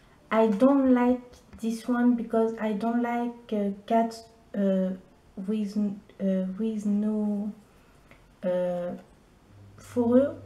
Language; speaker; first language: English; non-native, learner; French